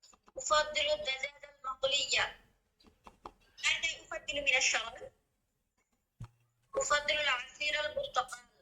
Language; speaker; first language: Arabic; non-native, learner; Bangla